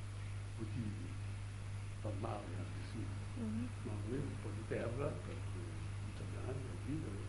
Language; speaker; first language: Italian; early bilingual, heritage; Italian